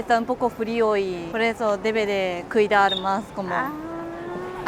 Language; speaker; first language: Spanish; non-native, fluent; Japanese